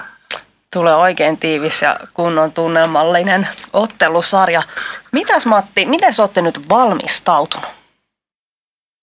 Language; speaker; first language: Finnish; native; Finnish